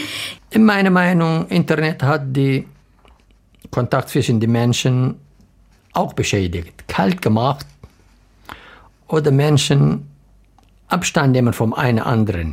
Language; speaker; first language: German; non-native, learner; Arabic